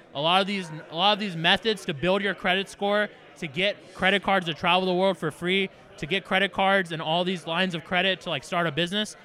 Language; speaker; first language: English; native; English